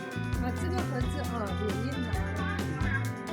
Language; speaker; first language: Chinese; native; Chinese